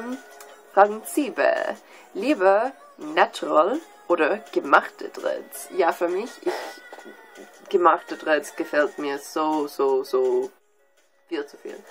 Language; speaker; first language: German; non-native, learner; English